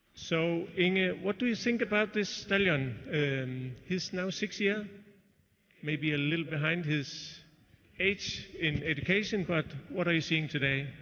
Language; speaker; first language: English; non-native, fluent; Danish